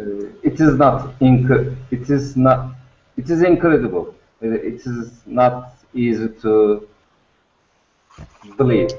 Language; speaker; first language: English; non-native, learner; Turkish